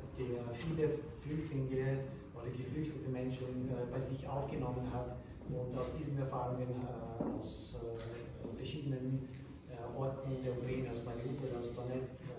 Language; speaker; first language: German; non-native, fluent; Ukrainian